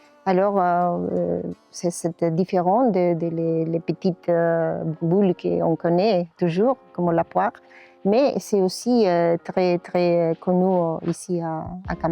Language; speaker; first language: French; non-native, learner; Spanish